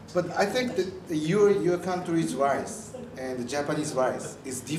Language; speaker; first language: English; non-native, learner; Japanese